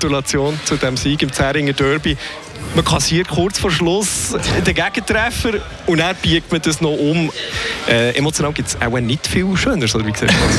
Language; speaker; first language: German; native; German